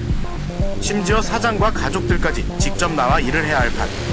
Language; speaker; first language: Korean; native; Korean